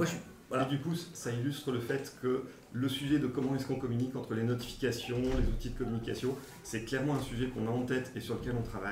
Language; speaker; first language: French; native; French